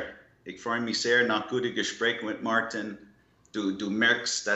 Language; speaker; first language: German; non-native, learner; English